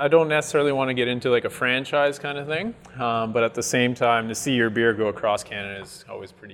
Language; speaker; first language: English; non-native, fluent; French